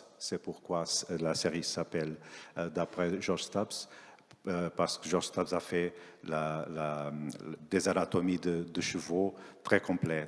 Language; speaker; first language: French; non-native, fluent; Portuguese